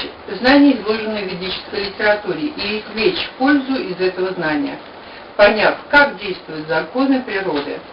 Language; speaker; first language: Russian; native; Russian